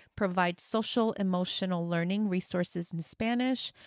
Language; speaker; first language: English; early bilingual, other home language; Spanish